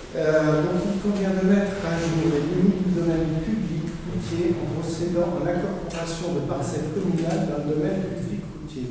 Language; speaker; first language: French; native; French